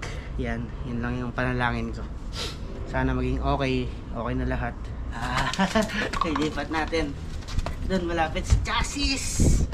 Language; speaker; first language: Filipino; native; Filipino